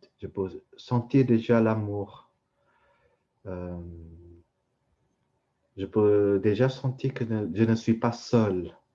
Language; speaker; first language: French; non-native, fluent; Vietnamese